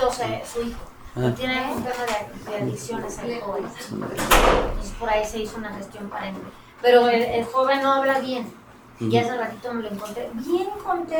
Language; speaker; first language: Spanish; native; Spanish